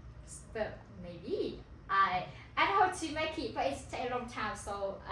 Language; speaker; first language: English; non-native, learner; Hmong